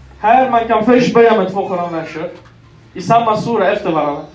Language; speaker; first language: Swedish; non-native, local second language; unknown